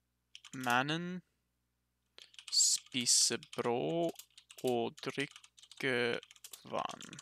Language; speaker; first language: Norwegian; non-native, learner; English